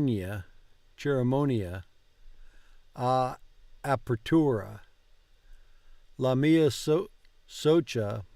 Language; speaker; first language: Italian; non-native, learner; English